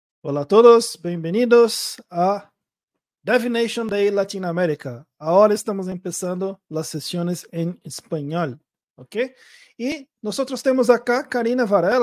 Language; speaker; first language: Spanish; non-native, learner; Portuguese